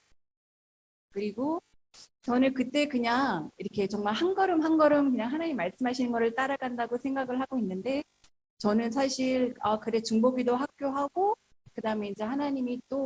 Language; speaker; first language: Korean; early bilingual, heritage; Korean